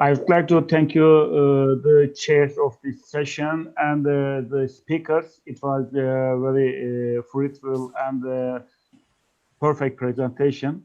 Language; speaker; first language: English; non-native, learner; Turkish